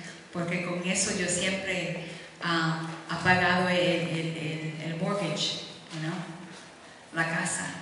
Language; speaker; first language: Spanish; early bilingual, heritage; Spanish